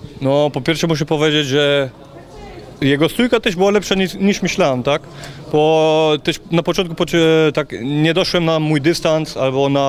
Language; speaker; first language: Polish; early bilingual, heritage; Polish